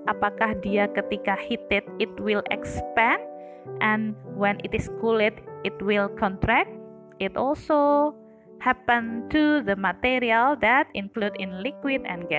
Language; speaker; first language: English; non-native, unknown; Indonesian